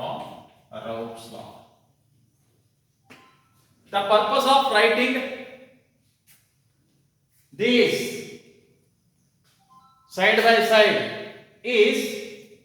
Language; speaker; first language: English; non-native, local second language; Kannada